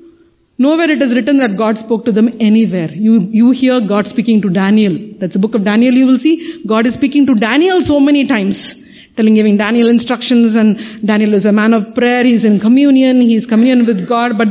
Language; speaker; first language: English; non-native, local second language; Tamil